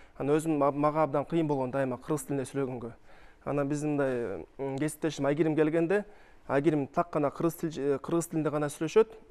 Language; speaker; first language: Kyrgyz; non-native, local second language; Russian